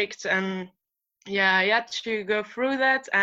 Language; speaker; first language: English; non-native, fluent; French